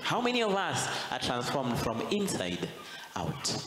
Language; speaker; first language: English; non-native, local second language; Swahili